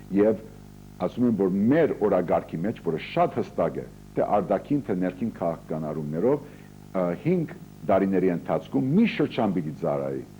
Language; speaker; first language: Armenian; early bilingual, heritage; Armenian